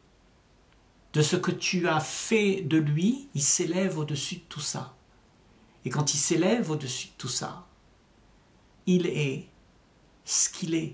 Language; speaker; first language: French; native; French